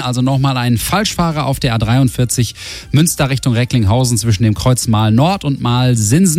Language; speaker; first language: German; native; German